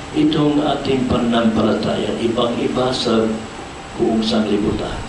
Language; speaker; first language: Filipino; non-native, fluent; English